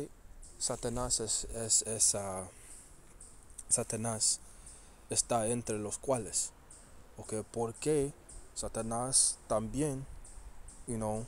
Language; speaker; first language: Spanish; early bilingual, heritage; Spanish